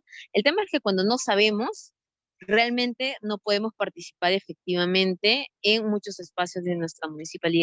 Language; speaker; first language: Spanish; native; Spanish